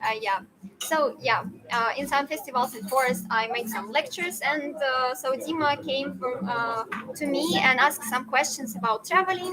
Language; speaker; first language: English; non-native, fluent; Russian